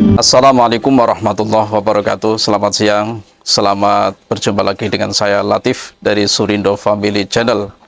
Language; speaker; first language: Indonesian; native; Indonesian